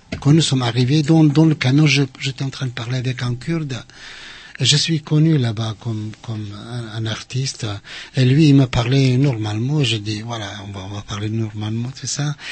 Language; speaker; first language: French; non-native, fluent; Central Kurdish